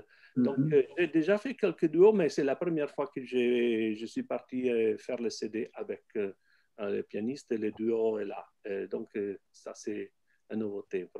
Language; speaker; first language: French; non-native, fluent; Italian